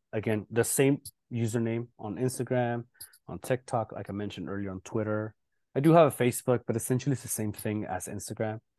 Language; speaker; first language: English; early bilingual, other home language; Spanish